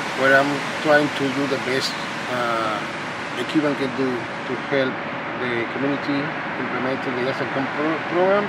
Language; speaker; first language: English; non-native, fluent; Spanish